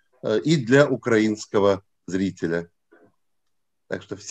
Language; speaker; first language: Russian; native; Russian